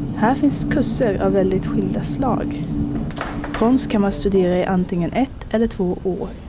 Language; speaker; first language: Swedish; native; Swedish